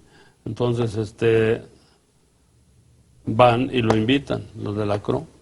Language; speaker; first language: Spanish; native; Spanish